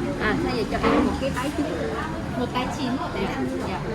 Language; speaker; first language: Vietnamese; non-native, learner; Korean